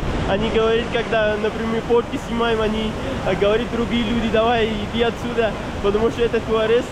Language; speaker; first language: Russian; non-native, learner; Pashto